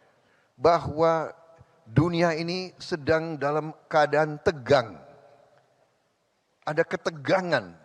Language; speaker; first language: Indonesian; native; Indonesian